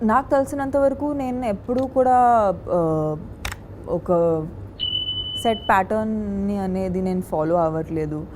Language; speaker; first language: Telugu; non-native, fluent; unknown